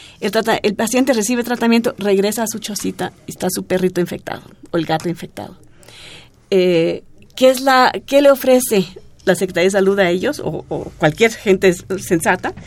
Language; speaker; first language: Spanish; non-native, fluent; German